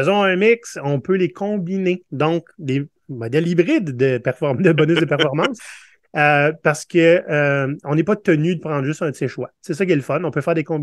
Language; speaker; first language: French; native; French